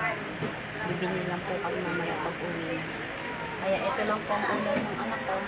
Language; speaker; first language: Filipino; native; Filipino